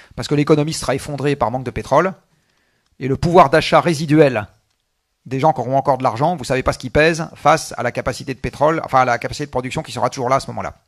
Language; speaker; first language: French; native; French